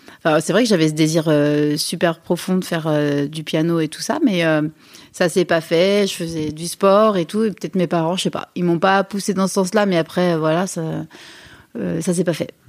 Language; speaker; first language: French; native; French